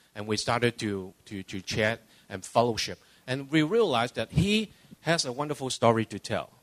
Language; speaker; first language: English; non-native, local second language; Cantonese